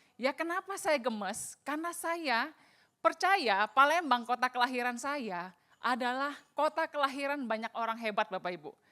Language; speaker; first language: Indonesian; native; Indonesian